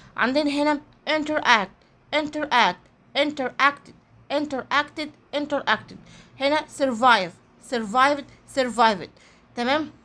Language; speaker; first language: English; non-native, fluent; Arabic